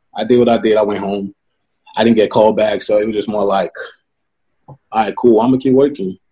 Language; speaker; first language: English; non-native, local second language; Yoruba